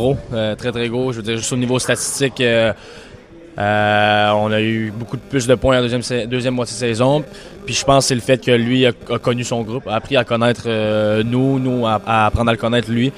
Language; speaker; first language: French; native; French